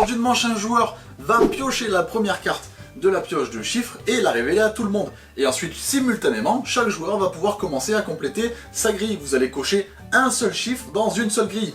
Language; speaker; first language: French; native; French